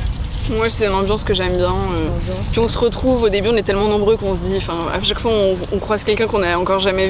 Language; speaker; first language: French; native; French